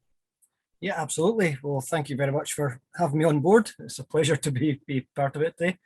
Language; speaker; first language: English; native; English